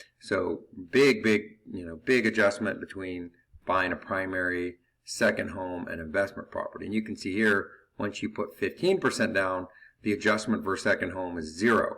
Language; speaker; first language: English; native; English